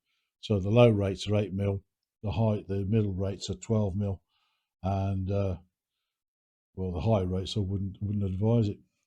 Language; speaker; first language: English; native; English